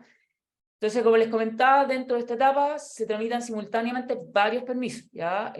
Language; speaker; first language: Spanish; native; Spanish